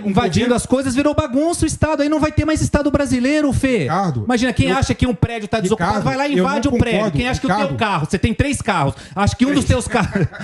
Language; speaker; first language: Portuguese; native; Portuguese